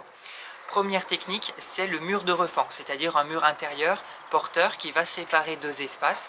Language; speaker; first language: French; native; French